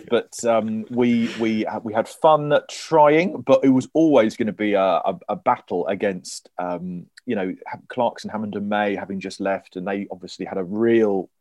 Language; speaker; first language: English; native; English